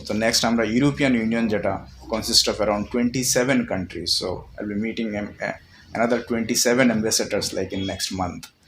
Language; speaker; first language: English; non-native, local second language; Bangla